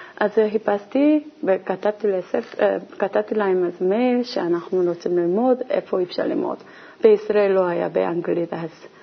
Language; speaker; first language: Hebrew; non-native, learner; Korean